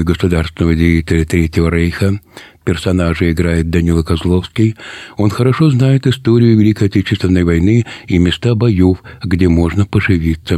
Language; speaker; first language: Russian; native; Russian